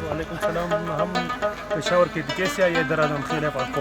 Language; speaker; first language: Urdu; non-native, local second language; Pashto